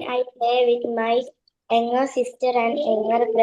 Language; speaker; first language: English; non-native, learner; Malayalam